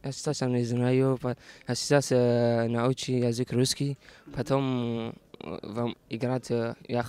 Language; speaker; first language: Russian; non-native, learner; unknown